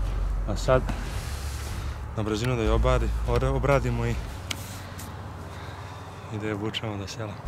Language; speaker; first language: Serbian; native; Serbian